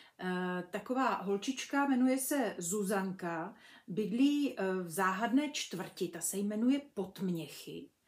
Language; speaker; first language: Czech; native; Czech